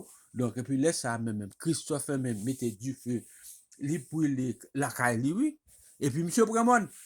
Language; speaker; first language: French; non-native, local second language; Haitian Creole